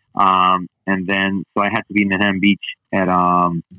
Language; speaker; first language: English; non-native, fluent; Spanish